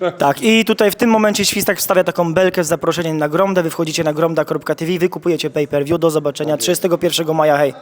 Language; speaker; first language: Polish; native; Polish